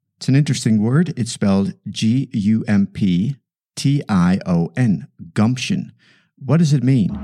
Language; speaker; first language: English; non-native, fluent; Dutch